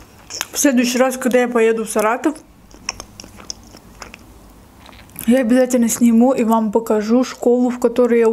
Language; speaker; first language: Russian; native; Russian